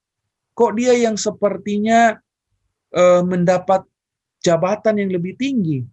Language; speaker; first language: Indonesian; native; Indonesian